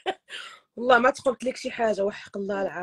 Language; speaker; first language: Arabic; native; Arabic